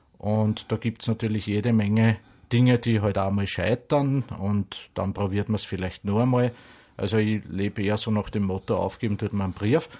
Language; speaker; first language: German; native; German